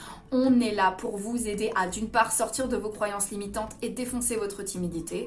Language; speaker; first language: French; native; French